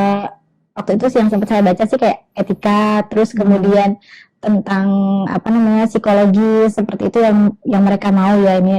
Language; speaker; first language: Indonesian; native; Indonesian